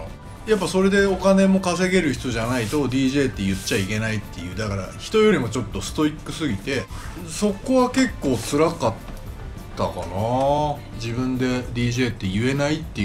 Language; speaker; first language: Japanese; native; Japanese